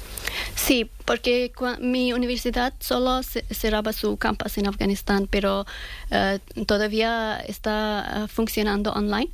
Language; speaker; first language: Spanish; non-native, learner; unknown